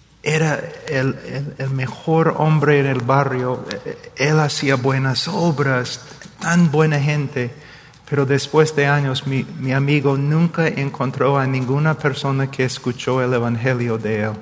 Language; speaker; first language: Spanish; non-native, fluent; English